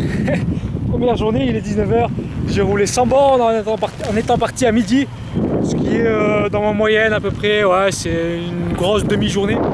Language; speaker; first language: French; native; French